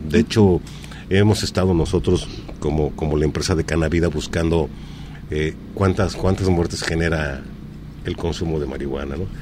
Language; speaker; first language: Spanish; native; Spanish